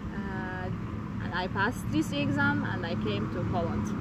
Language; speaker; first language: English; non-native, learner; Turkmen